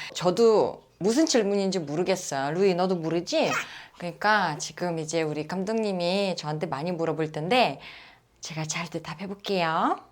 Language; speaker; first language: Korean; non-native, fluent; Uzbek